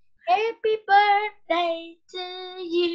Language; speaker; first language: English; non-native, learner; Vietnamese